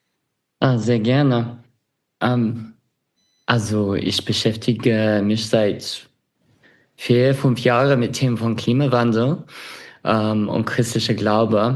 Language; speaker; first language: German; non-native, fluent; English